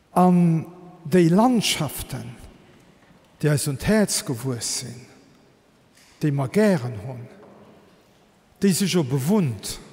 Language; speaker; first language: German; non-native, local second language; Luxembourgish